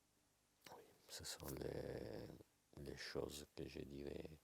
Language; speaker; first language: French; non-native, fluent; Italian